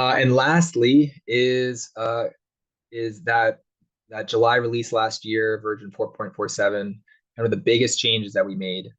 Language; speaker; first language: English; native; English